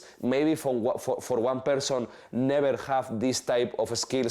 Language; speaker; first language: English; non-native, learner; Spanish